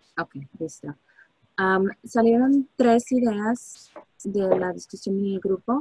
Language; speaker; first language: Spanish; early bilingual, heritage; Spanish